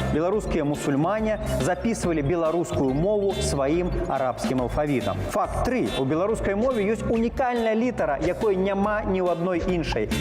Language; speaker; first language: Belarusian; non-native, local second language; Russian